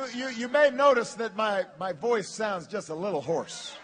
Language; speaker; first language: English; native; English